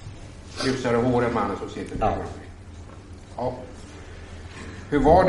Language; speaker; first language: Swedish; native; Swedish